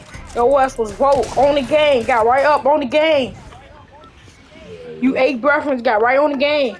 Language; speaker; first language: English; native; English